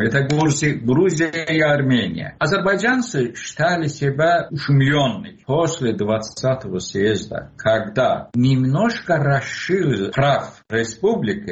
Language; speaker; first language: Russian; non-native, local second language; Azerbaijani